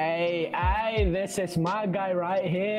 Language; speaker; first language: English; non-native, fluent; Indonesian